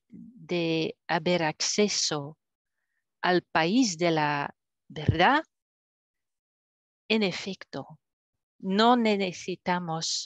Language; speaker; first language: Spanish; non-native, fluent; French